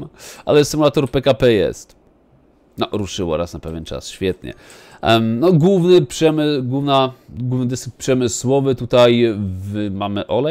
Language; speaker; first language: Polish; native; Polish